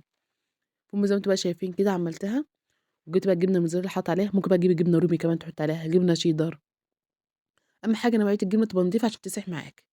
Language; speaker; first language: Arabic; native; Arabic